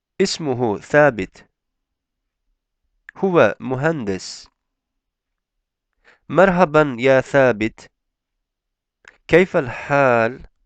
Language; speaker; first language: Arabic; non-native, fluent; Turkish